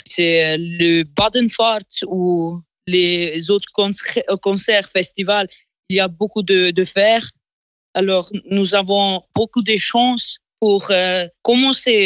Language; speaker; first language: French; non-native, local second language; German